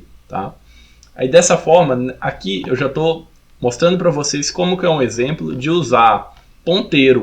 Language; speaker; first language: Portuguese; native; Portuguese